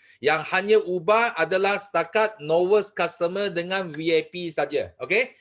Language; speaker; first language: Malay; non-native, local second language; Chinese